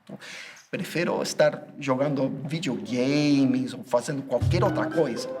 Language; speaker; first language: Portuguese; non-native, fluent; English